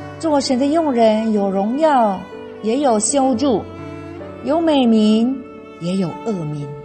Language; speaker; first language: Chinese; non-native, local second language; Amis